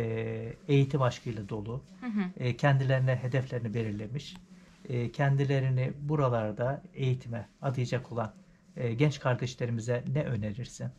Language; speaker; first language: Turkish; native; Turkish